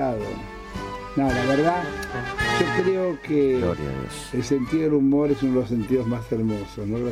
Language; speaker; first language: Spanish; native; Spanish